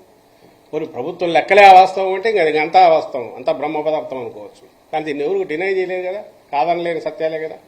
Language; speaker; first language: Telugu; native; Telugu